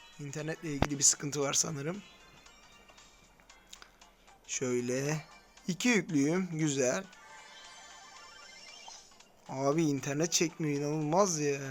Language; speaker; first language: Turkish; native; Turkish